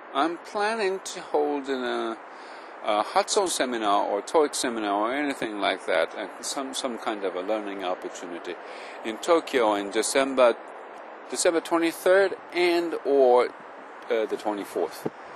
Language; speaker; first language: English; non-native, fluent; Japanese